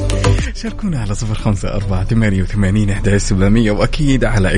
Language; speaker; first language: Arabic; native; Arabic